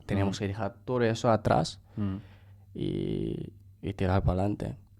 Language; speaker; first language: Spanish; non-native, fluent; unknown